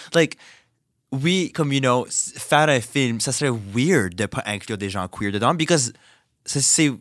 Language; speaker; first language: French; native; French